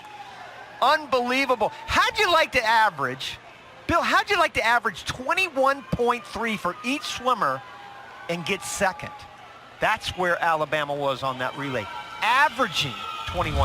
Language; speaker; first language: English; native; English